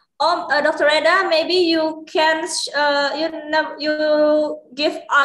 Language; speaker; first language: English; non-native, learner; Indonesian